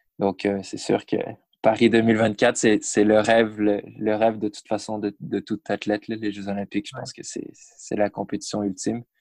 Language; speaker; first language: French; native; French